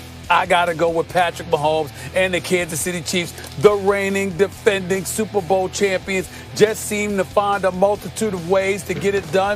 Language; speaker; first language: English; native; English